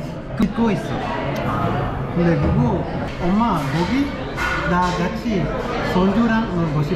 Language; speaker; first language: Korean; non-native, learner; Spanish